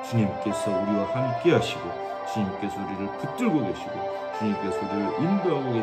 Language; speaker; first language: Korean; native; Korean